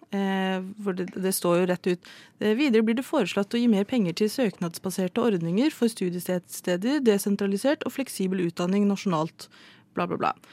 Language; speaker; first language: Norwegian; native; Norwegian